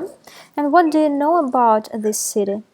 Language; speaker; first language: English; non-native, fluent; Russian